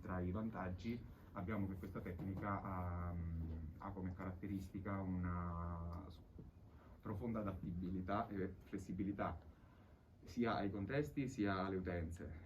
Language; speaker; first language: Italian; native; Italian